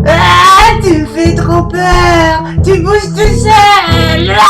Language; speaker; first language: French; native; French